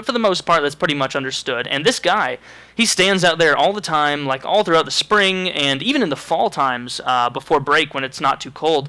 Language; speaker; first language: English; native; English